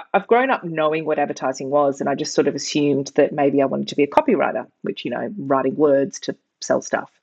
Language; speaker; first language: English; native; English